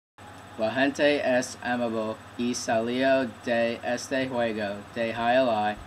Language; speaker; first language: Spanish; non-native, learner; English